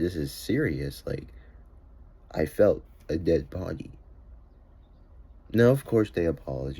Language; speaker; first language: English; native; English